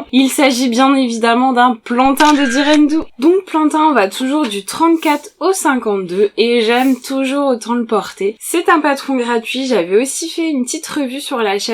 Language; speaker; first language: French; native; French